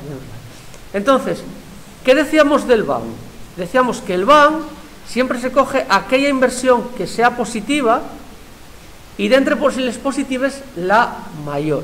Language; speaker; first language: Spanish; native; Spanish